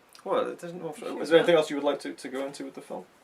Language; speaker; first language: English; native; English